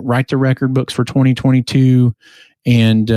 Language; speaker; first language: English; native; English